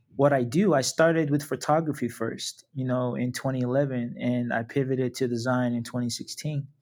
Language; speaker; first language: English; non-native, local second language; Yoruba